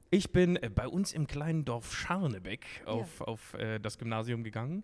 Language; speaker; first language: German; native; German